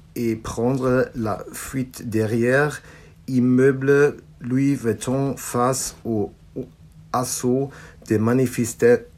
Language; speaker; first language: French; non-native, learner; German